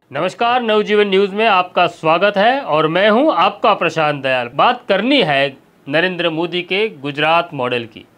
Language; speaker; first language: Hindi; non-native, local second language; Gujarati